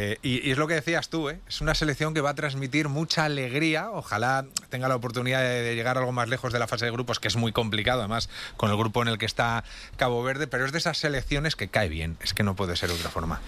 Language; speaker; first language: Spanish; native; Spanish